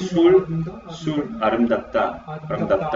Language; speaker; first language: Korean; non-native, fluent; Spanish